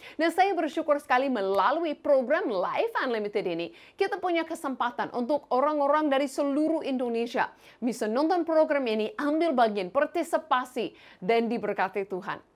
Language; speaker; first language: Indonesian; non-native, fluent; English